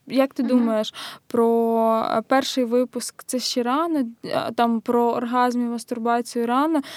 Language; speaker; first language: Ukrainian; native; Ukrainian